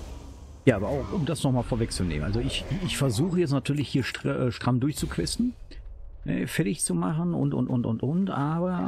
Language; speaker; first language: German; native; German